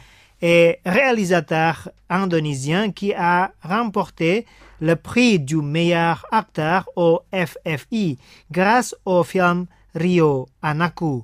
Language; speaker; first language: French; non-native, fluent; Indonesian